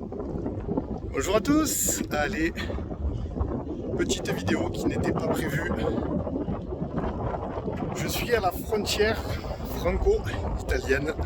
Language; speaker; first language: French; native; French